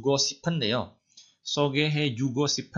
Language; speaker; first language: Korean; non-native, fluent; Indonesian